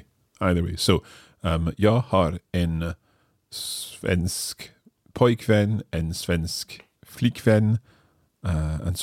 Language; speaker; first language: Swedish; non-native, learner; English